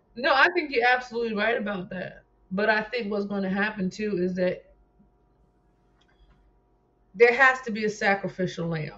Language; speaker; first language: English; native; English